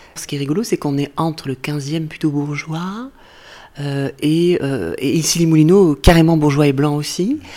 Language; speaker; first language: French; native; French